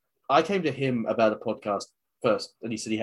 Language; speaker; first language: English; native; English